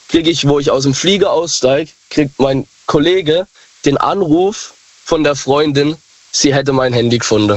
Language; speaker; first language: German; native; German